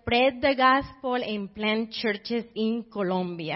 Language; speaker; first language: English; non-native, fluent; Spanish